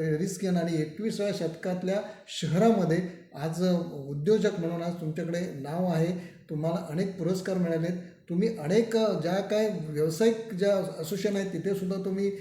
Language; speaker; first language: Marathi; native; Marathi